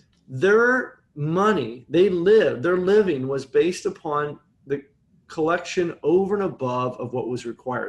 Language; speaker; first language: English; native; English